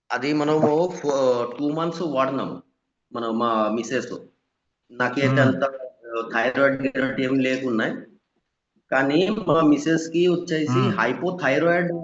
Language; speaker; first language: Telugu; non-native, local second language; Bangla